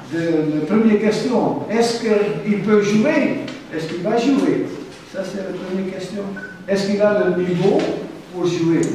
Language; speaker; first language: French; non-native, fluent; German